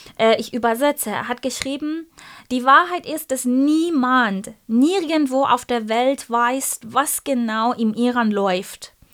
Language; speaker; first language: German; non-native, fluent; Persian